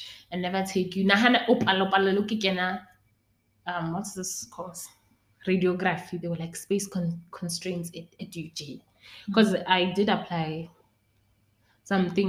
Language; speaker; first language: English; non-native, local second language; Northern Sotho